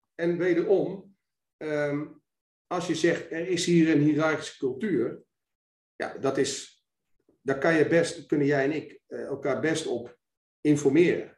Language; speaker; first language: Dutch; native; Dutch